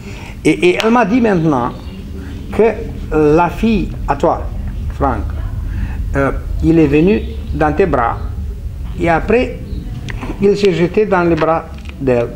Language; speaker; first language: French; non-native, fluent; Romanian